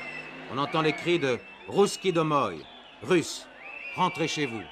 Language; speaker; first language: French; native; French